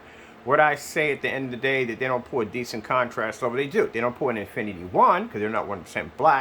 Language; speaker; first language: English; native; English